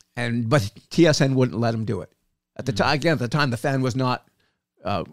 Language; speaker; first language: English; native; English